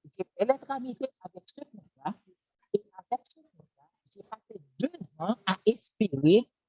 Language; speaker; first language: French; non-native, local second language; Haitian Creole